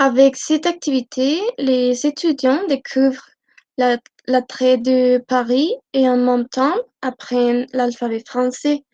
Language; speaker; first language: French; non-native, learner; Spanish